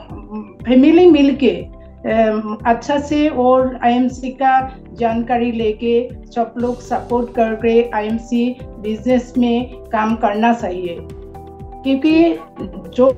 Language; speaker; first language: Hindi; non-native, local second language; Assamese